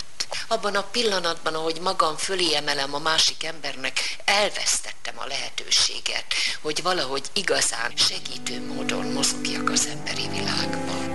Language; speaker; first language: Hungarian; native; Hungarian